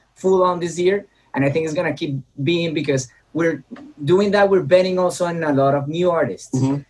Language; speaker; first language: English; non-native, fluent; Spanish